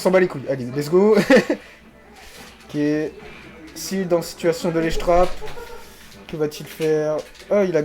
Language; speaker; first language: French; native; French